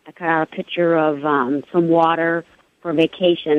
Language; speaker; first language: English; native; English